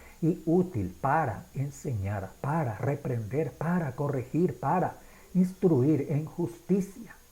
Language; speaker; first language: Spanish; native; Spanish